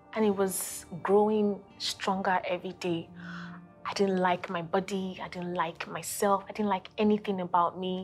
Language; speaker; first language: English; non-native, local second language; Igbo